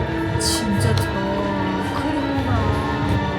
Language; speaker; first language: Korean; non-native, learner; Persian